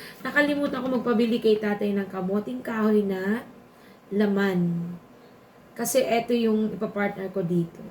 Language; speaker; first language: Filipino; non-native, local second language; Bikol